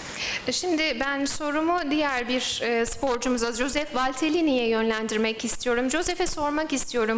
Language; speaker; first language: Turkish; native; Turkish